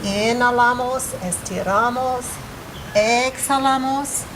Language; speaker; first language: Spanish; non-native, fluent; English